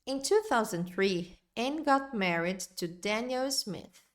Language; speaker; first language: English; non-native, fluent; Portuguese